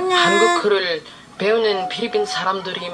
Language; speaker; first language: Korean; non-native, learner; Filipino